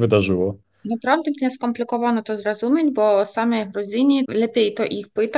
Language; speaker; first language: Polish; non-native, fluent; Ukrainian